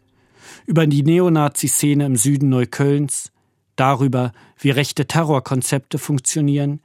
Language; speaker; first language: German; native; German